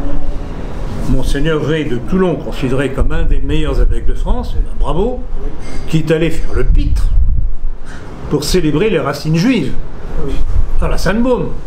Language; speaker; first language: French; native; French